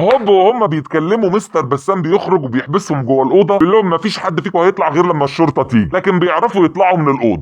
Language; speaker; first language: Arabic; native; Arabic